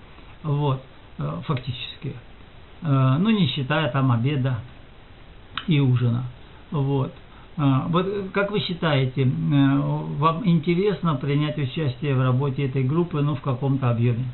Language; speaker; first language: Russian; native; Russian